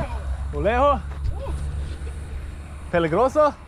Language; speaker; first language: Spanish; non-native, learner; English